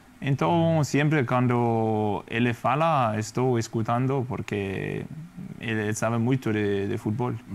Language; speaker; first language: Spanish; non-native, fluent; Danish